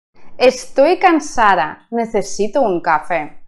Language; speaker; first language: Spanish; non-native, fluent; Russian